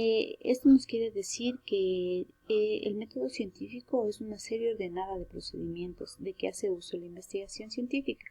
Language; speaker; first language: Spanish; native; Spanish